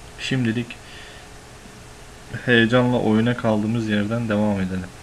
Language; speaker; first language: Turkish; native; Turkish